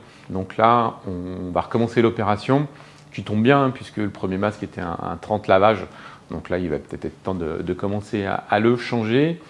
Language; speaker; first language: French; native; French